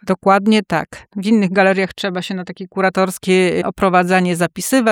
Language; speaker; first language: Polish; native; Polish